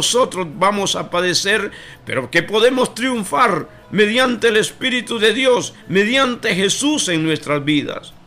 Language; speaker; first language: Spanish; native; Spanish